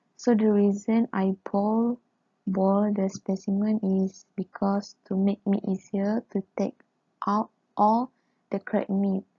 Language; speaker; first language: English; non-native, local second language; Malay